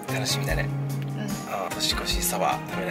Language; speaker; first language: Japanese; native; Japanese